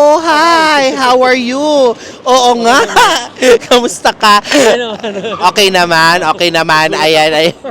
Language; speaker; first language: Filipino; native; Filipino